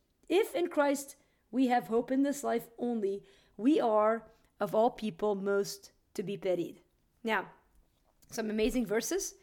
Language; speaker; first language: English; native; English